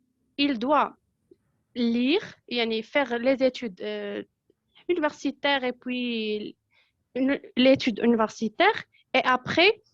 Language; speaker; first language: French; non-native, local second language; Arabic